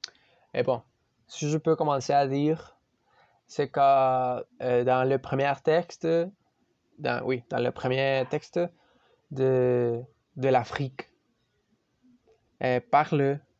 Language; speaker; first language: French; non-native, learner; Spanish